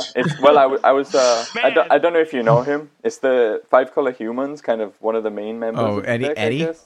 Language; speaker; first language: English; native; English